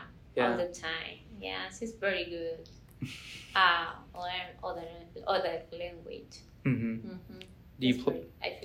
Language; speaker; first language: English; non-native, learner; Spanish